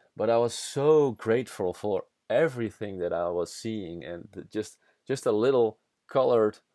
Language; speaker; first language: English; non-native, fluent; Dutch